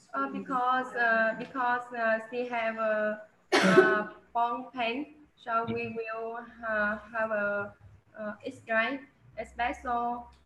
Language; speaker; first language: English; non-native, learner; Vietnamese